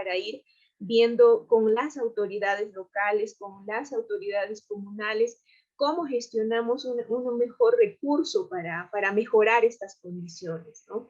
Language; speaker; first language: Spanish; native; Spanish